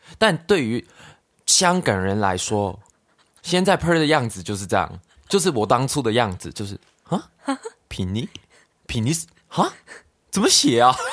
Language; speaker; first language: Chinese; non-native, local second language; Cantonese